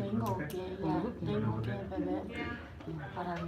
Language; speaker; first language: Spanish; non-native, learner; English